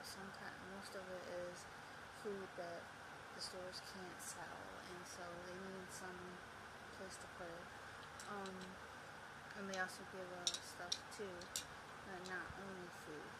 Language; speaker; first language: English; native; English